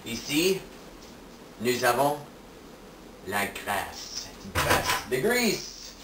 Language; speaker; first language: French; non-native, fluent; English